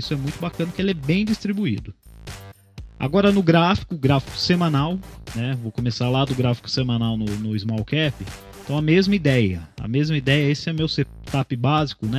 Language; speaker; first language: Portuguese; native; Portuguese